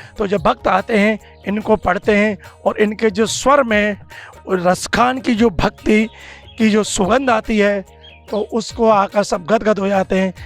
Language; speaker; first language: Hindi; native; Hindi